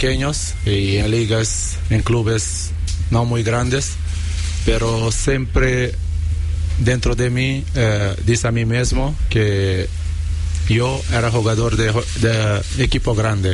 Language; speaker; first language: Spanish; non-native, fluent; Portuguese